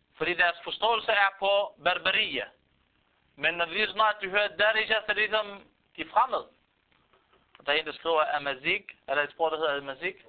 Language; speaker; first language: Danish; non-native, fluent; Arabic